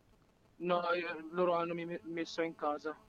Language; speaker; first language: Italian; non-native, learner; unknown